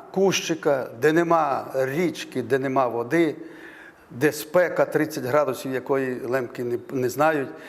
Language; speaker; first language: Ukrainian; native; Ukrainian